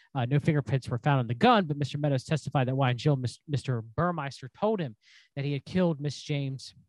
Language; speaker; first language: English; native; English